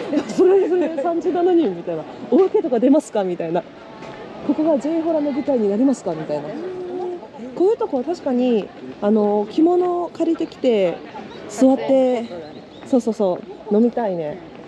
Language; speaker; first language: Japanese; non-native, fluent; Korean